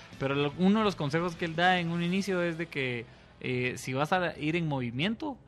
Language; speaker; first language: Spanish; native; Spanish